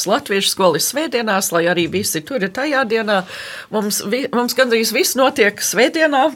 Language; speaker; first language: Latvian; early bilingual, heritage; Latvian